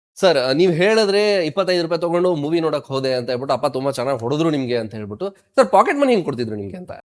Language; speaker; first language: Kannada; native; Kannada